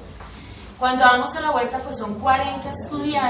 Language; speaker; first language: Spanish; native; Spanish